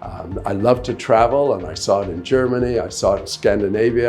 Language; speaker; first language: English; native; English